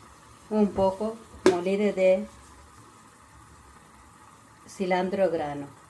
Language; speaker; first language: Spanish; non-native, learner; Malayalam